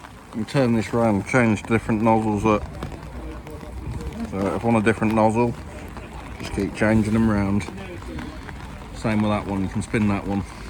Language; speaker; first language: English; native; English